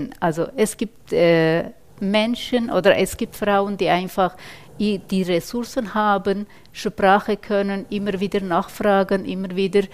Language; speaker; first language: German; non-native, fluent; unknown